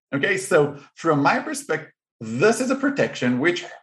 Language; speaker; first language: English; non-native, fluent; Hebrew